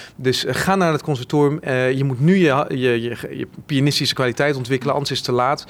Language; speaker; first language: Dutch; native; Dutch